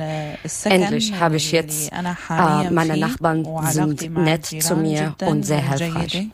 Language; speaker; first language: German; non-native, learner; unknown